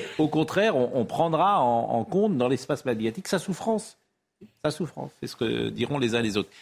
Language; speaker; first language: French; native; French